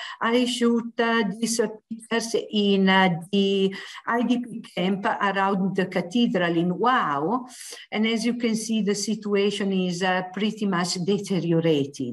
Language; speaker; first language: English; non-native, fluent; Italian